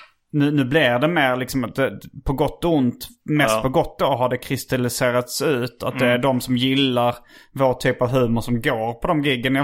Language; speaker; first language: Swedish; native; Swedish